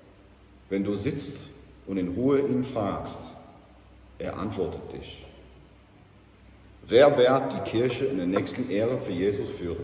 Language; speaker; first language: German; non-native, fluent; English